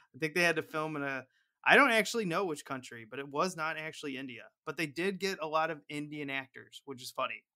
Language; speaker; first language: English; native; English